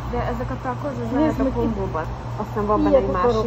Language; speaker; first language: Hungarian; non-native, fluent; English